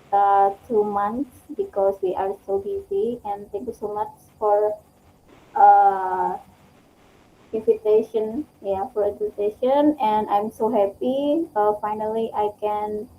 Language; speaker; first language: English; non-native, learner; Indonesian